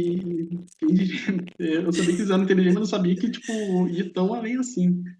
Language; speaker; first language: Portuguese; native; Portuguese